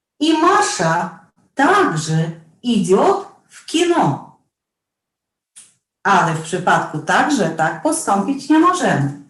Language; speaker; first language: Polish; non-native, fluent; Russian